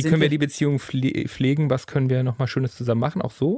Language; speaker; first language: German; native; German